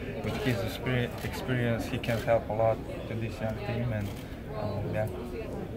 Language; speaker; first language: English; non-native, fluent; Slovenian